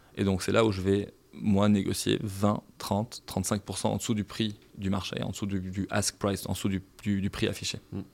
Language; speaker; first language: French; non-native, local second language; Arabic